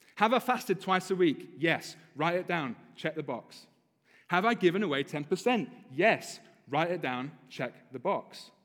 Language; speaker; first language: English; native; English